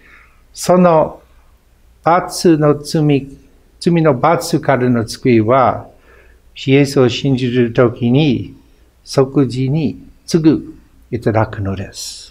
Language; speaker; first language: Japanese; non-native, fluent; English